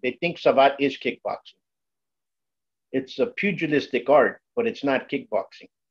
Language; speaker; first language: English; native; English